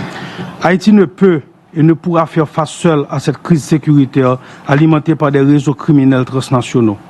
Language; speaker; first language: French; non-native, local second language; Haitian Creole